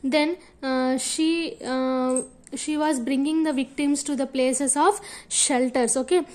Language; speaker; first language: English; non-native, local second language; Telugu